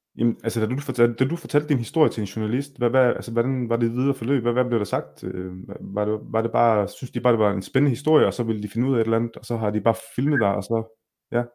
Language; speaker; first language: Danish; early bilingual, other home language; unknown